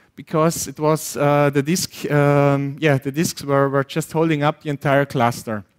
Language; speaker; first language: English; non-native, fluent; German